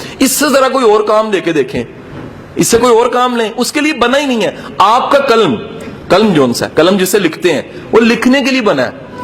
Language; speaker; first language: Urdu; native; Urdu